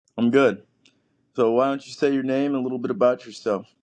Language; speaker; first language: English; native; English